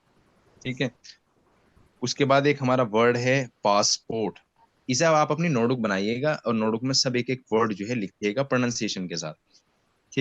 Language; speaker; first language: Hindi; native; Hindi